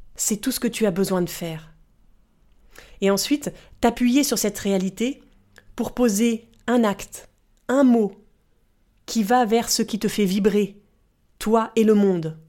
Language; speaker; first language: French; native; French